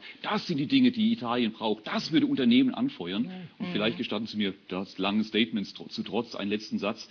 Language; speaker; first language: German; native; German